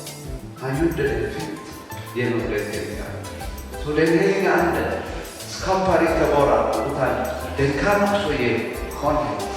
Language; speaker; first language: Swedish; non-native, fluent; Tigrinya